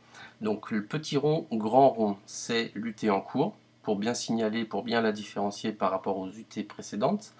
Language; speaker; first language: French; native; French